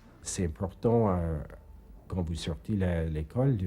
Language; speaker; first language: French; non-native, fluent; English